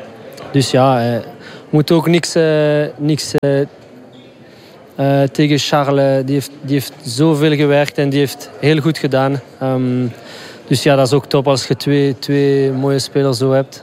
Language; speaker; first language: Dutch; non-native, local second language; French